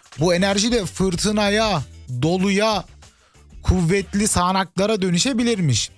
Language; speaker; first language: Turkish; early bilingual, heritage; Turkish